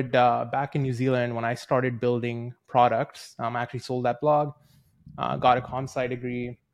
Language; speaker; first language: English; early bilingual, other home language; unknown